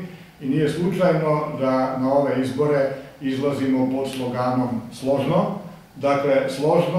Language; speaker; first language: Serbian; native; Serbian